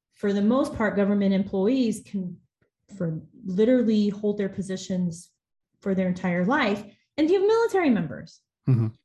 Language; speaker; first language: English; native; English